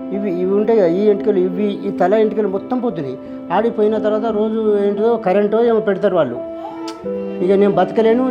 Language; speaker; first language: Telugu; non-native, local second language; Lambadi